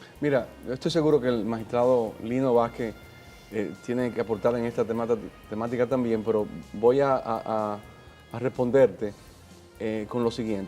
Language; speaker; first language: Spanish; native; Spanish